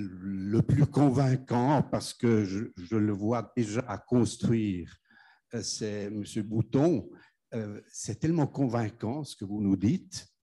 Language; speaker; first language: French; non-native, fluent; German